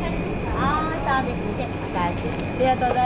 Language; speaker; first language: Japanese; native; Japanese